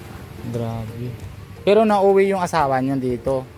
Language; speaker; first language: Filipino; non-native, local second language; Bikol